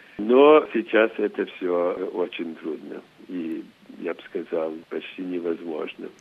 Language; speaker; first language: Russian; early bilingual, heritage; Russian